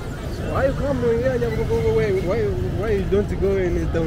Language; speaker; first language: English; non-native, learner; Kinyarwanda